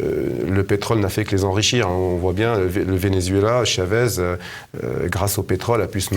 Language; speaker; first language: French; native; French